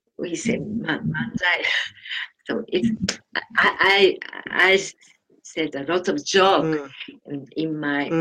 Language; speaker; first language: English; non-native, learner; Japanese